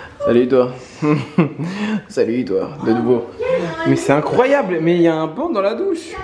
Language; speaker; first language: French; native; French